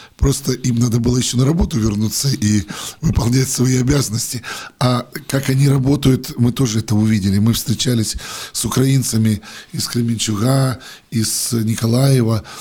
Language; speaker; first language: Russian; native; Russian